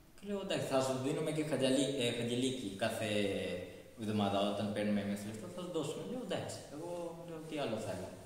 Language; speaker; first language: Greek; non-native, fluent; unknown